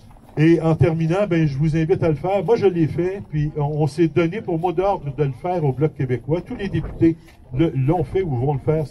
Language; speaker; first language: French; native; French